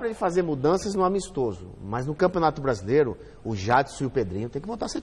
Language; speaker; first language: Portuguese; native; Portuguese